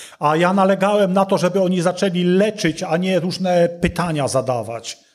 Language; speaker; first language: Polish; non-native, learner; Russian